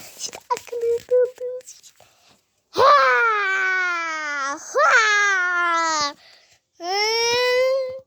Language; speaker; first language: Turkish; native; Turkish